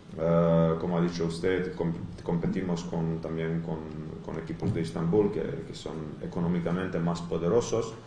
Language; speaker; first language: Spanish; non-native, fluent; Croatian